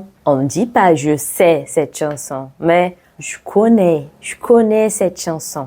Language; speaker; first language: French; non-native, fluent; Portuguese